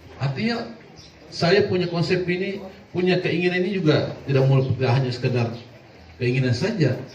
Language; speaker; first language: Indonesian; non-native, local second language; Buginese